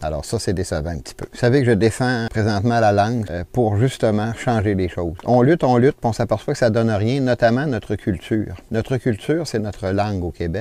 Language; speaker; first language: French; native; French